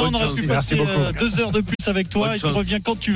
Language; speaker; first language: French; native; French